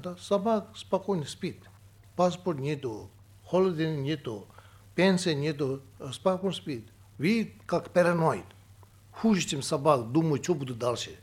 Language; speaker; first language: Russian; non-native, learner; Tibetan